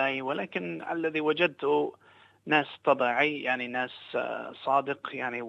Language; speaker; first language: Arabic; non-native, fluent; English